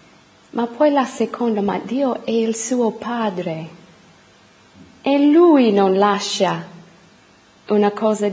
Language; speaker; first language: Italian; non-native, fluent; English